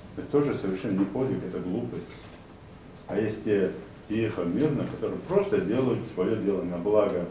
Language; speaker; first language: Russian; non-native, local second language; Ingush